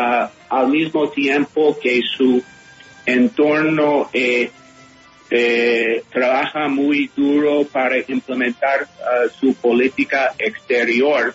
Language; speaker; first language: Spanish; non-native, fluent; English